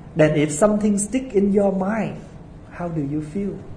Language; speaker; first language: English; non-native, fluent; Vietnamese